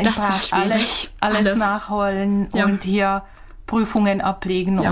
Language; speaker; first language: German; non-native, fluent; Czech